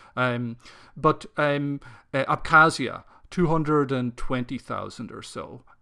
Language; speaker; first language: English; native; English